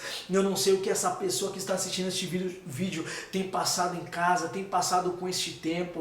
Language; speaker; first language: Portuguese; native; Portuguese